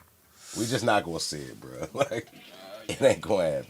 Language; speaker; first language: English; native; English